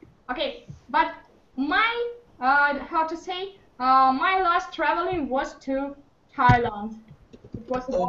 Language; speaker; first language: English; non-native, learner; Russian